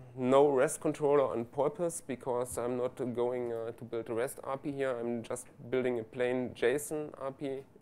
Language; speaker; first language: English; non-native, fluent; German